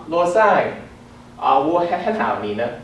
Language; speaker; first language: Chinese; non-native, learner; English